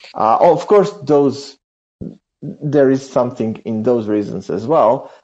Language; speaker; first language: English; non-native, fluent; Serbian